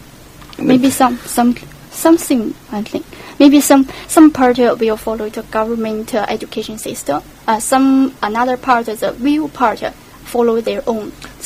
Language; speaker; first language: English; non-native, local second language; Chinese